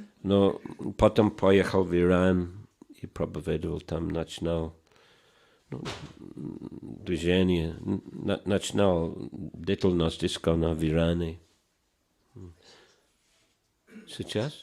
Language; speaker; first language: Russian; non-native, fluent; English